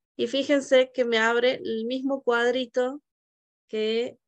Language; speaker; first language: Spanish; native; Spanish